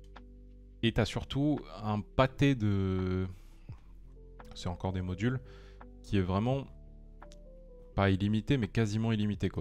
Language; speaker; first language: French; native; French